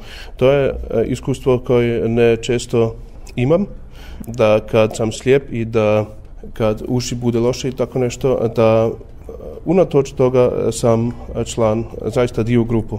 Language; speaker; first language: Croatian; non-native, learner; German